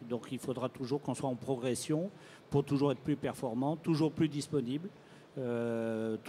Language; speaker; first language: French; native; French